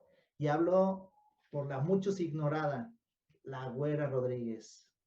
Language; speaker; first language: Spanish; native; Spanish